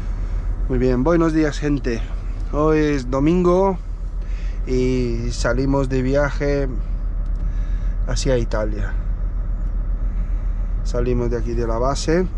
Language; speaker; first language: Spanish; non-native, local second language; Catalan